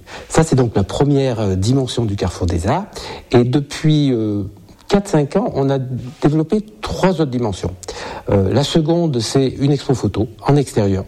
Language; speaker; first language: French; native; French